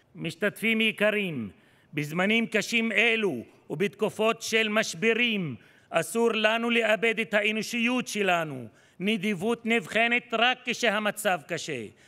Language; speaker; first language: Hebrew; non-native, local second language; Arabic